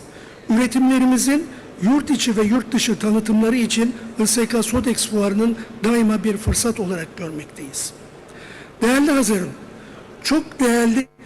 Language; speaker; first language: Turkish; native; Turkish